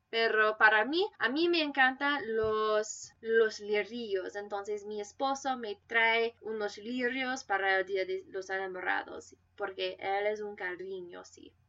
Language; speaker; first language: Spanish; non-native, fluent; English